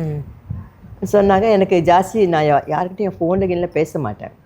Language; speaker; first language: Tamil; non-native, local second language; Telugu